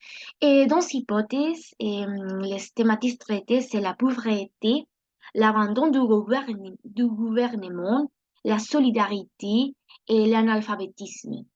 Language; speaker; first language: French; non-native, learner; Spanish